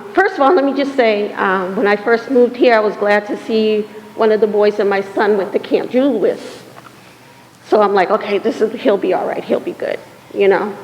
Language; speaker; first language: English; native; English